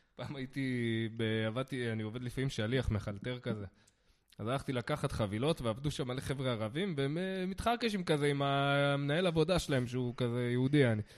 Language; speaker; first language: Hebrew; native; Hebrew